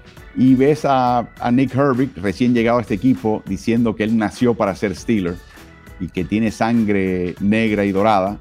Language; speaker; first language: Spanish; native; Spanish